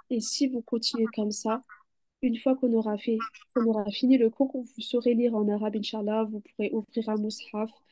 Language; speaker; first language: French; native; French